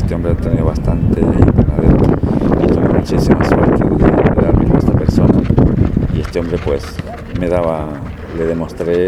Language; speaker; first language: Spanish; native; Spanish